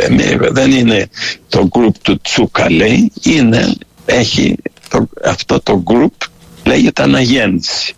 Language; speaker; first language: Greek; early bilingual, heritage; Greek